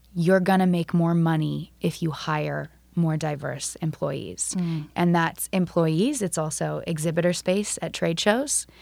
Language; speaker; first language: English; native; English